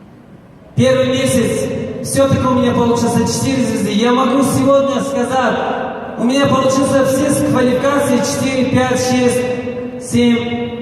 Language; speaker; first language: Russian; non-native, local second language; Tajik